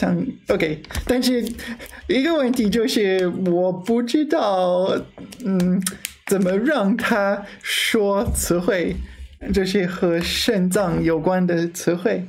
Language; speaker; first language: Chinese; non-native, learner; English